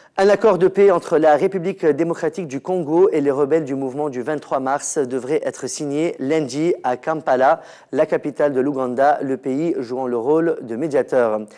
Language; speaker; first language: French; non-native, local second language; Arabic